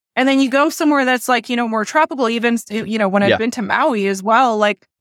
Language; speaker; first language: English; native; English